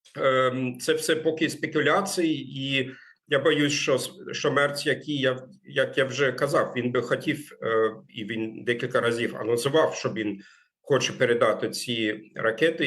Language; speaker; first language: Ukrainian; non-native, fluent; German